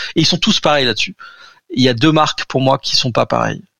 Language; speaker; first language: French; native; French